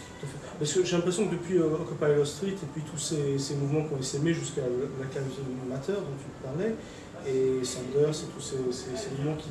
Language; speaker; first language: French; native; French